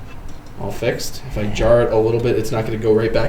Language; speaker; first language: English; native; English